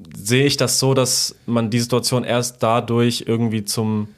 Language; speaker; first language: German; early bilingual, other home language; Polish